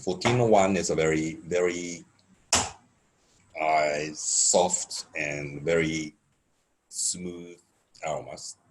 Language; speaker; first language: English; non-native, fluent; Japanese